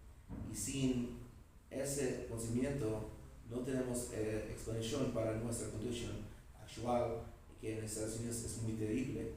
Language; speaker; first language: Spanish; non-native, learner; English